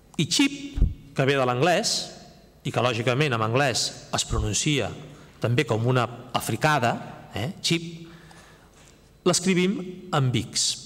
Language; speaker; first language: Catalan; native; Catalan